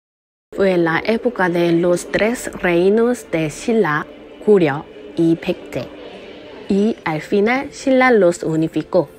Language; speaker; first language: Spanish; non-native, learner; Korean